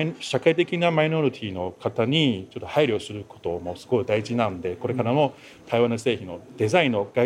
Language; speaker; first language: Japanese; non-native, fluent; Chinese